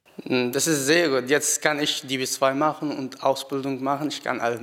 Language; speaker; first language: German; non-native, learner; Arabic